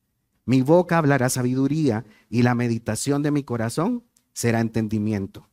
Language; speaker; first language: Spanish; native; Spanish